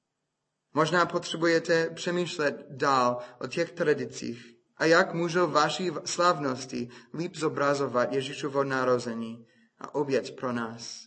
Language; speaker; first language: Czech; non-native, fluent; English